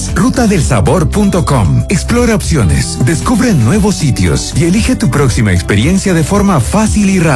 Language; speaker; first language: Spanish; native; Spanish